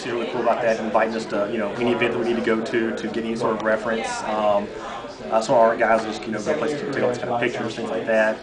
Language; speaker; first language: English; native; English